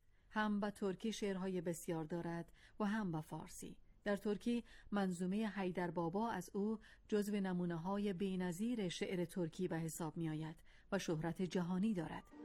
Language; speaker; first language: Persian; non-native, local second language; Azerbaijani